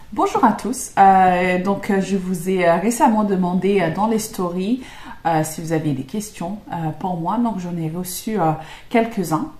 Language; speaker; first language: French; non-native, fluent; English